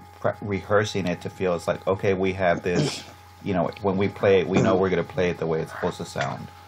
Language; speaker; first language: English; native; English